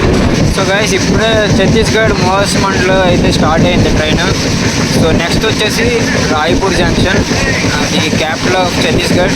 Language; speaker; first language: Telugu; native; Telugu